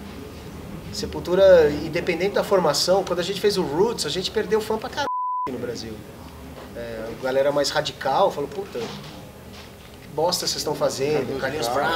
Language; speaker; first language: Portuguese; native; Portuguese